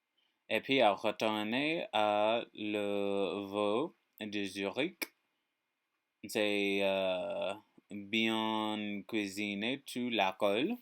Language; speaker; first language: French; non-native, learner; English